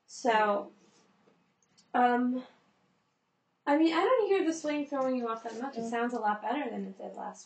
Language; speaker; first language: English; native; English